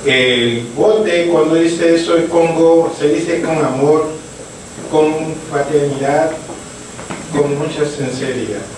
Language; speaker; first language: Spanish; non-native, learner; French